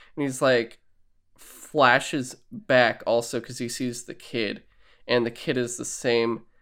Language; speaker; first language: English; native; English